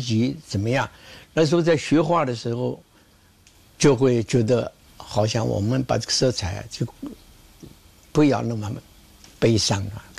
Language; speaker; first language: Chinese; native; Chinese